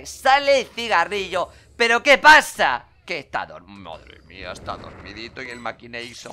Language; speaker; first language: Spanish; native; Spanish